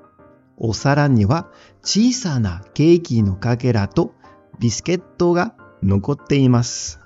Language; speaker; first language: Japanese; non-native, fluent; French